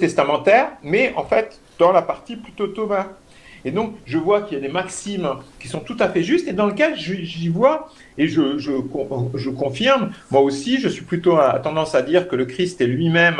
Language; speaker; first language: French; native; French